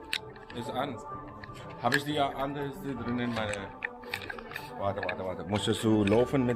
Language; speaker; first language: German; non-native, learner; Hindi